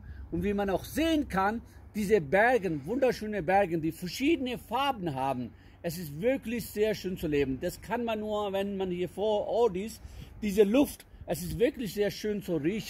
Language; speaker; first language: German; non-native, fluent; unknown